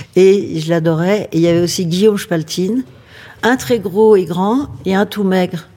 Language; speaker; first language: French; native; French